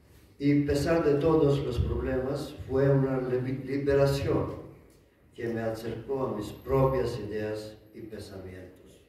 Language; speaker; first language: Spanish; non-native, learner; Greek